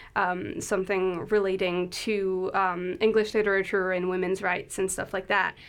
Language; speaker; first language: English; non-native, fluent; French